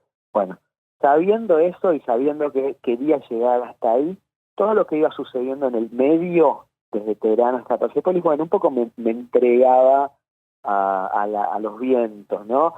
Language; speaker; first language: Spanish; native; Spanish